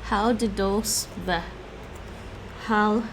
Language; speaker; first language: Dutch; non-native, learner; English